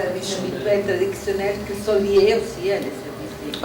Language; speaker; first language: French; non-native, learner; Italian